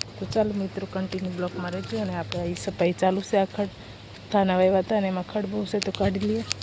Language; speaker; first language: Gujarati; non-native, local second language; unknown